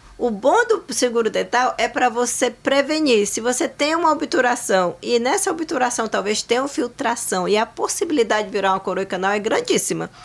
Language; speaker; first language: Portuguese; native; Portuguese